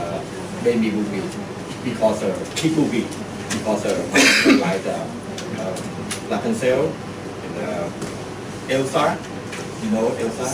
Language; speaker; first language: English; non-native, learner; Thai